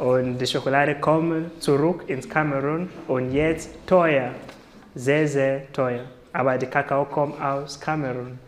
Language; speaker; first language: German; non-native, learner; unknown